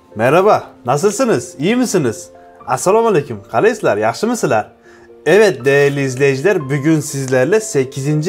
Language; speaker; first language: Turkish; non-native, fluent; Uzbek